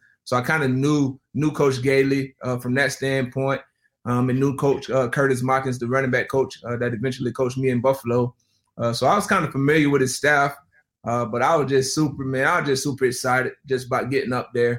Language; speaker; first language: English; native; English